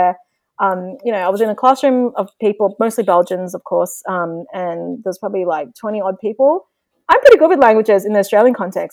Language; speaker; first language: English; non-native, local second language; Vietnamese